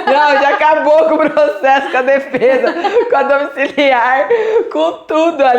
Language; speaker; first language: Portuguese; native; Portuguese